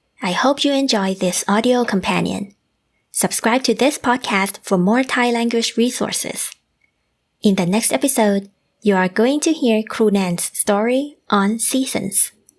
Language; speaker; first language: English; non-native, fluent; Thai